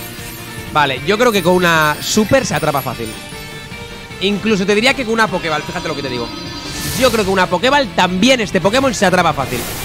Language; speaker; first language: Spanish; native; Spanish